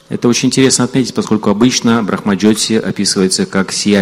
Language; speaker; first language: Russian; native; Russian